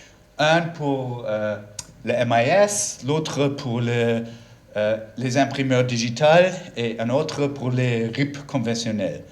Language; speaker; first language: French; non-native, learner; German